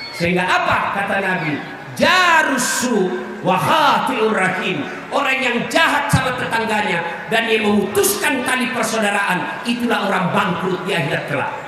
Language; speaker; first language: Indonesian; non-native, local second language; Buginese